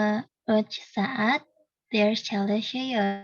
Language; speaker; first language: Turkish; non-native, learner; Indonesian